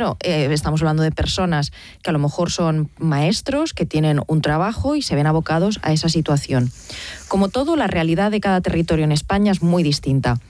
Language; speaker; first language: Spanish; native; Spanish